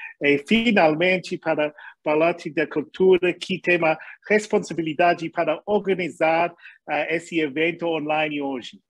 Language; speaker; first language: Portuguese; non-native, learner; English